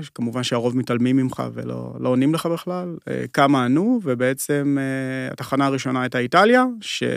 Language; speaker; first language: Hebrew; native; Hebrew